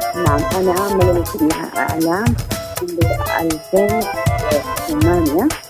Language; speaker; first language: Arabic; non-native, local second language; Kurdish